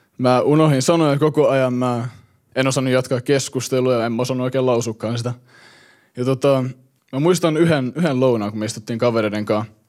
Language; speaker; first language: Finnish; early bilingual, heritage; Finnish